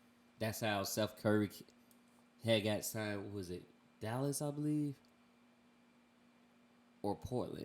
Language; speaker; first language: English; native; English